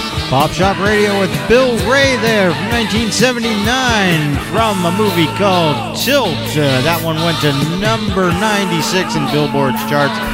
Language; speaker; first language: English; native; English